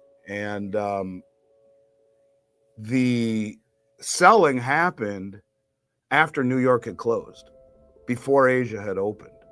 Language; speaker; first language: English; native; English